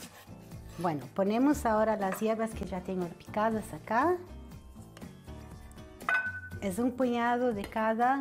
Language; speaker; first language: Spanish; non-native, fluent; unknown